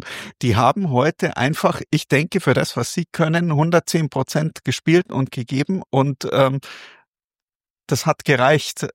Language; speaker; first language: German; native; German